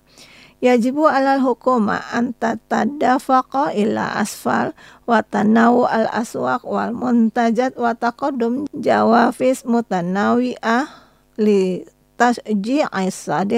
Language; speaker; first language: Arabic; non-native, fluent; Indonesian